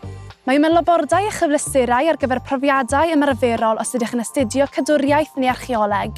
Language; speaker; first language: Welsh; native; Welsh